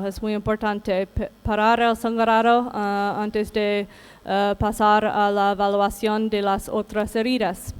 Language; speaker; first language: Spanish; non-native, fluent; English